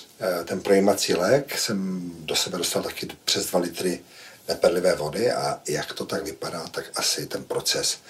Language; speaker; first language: Czech; native; Czech